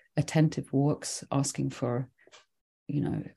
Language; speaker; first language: English; early bilingual, other home language; Swedish